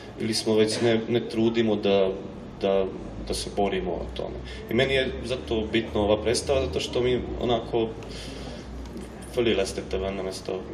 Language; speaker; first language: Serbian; non-native, local second language; Hungarian